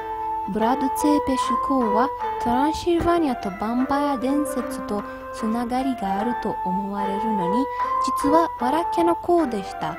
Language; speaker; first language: Japanese; non-native, learner; Romanian